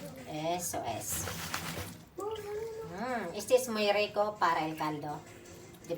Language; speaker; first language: Spanish; non-native, learner; Filipino